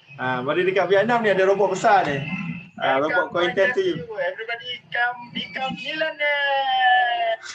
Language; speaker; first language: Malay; native; Malay